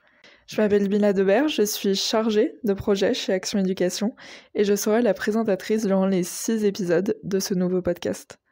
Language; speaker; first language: French; native; French